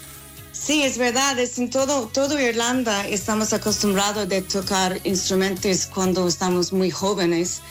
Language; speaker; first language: Spanish; non-native, learner; English